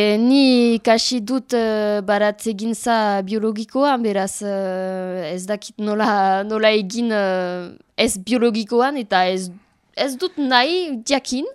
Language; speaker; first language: Basque; non-native, learner; French